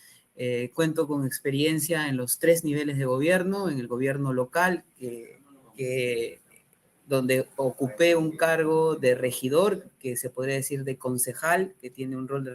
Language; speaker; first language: Spanish; native; Spanish